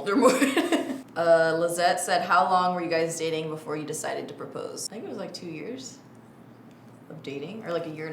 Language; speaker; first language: English; native; English